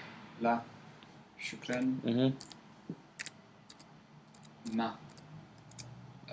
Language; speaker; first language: Arabic; non-native, learner; English